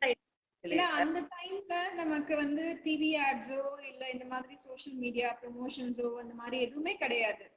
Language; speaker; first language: Tamil; native; Tamil